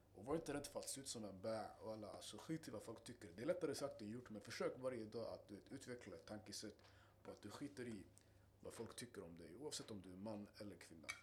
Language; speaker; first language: Swedish; early bilingual, other home language; Arabic